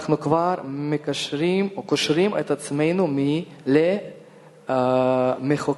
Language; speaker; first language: Hebrew; non-native, fluent; Russian